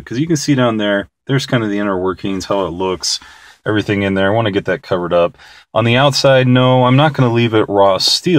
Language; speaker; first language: English; native; English